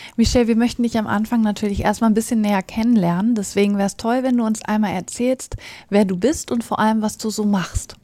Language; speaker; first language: German; native; German